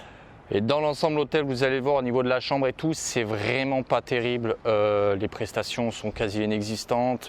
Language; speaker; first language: French; native; French